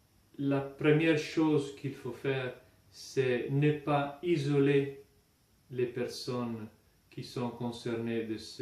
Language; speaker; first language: French; non-native, fluent; Italian